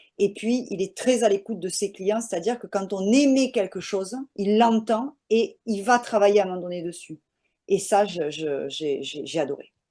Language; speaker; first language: French; native; French